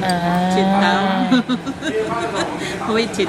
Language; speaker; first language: Chinese; non-native, learner; Filipino